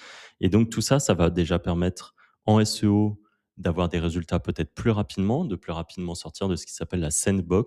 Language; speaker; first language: French; native; French